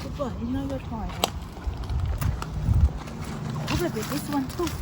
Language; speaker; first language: English; non-native, learner; Thai